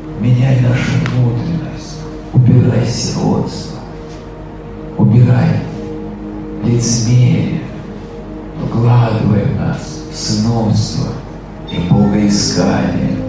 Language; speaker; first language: Russian; native; Russian